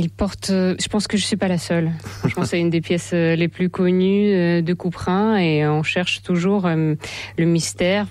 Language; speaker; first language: French; non-native, fluent; Russian